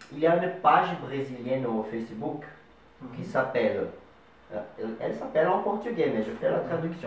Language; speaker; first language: French; non-native, learner; Portuguese